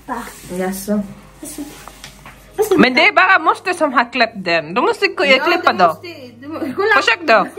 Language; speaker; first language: Swedish; non-native, learner; Cebuano